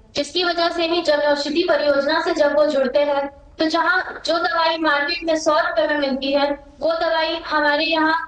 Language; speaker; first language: Hindi; native; Hindi